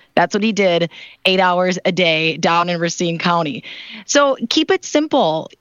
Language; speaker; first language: English; native; English